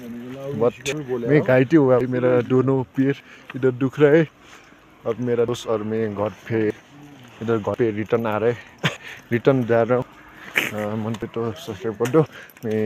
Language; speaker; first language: Hindi; non-native, learner; Nepali